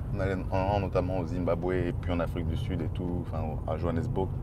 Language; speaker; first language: French; native; French